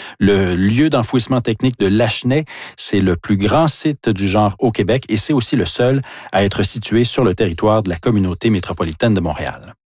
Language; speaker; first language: French; native; French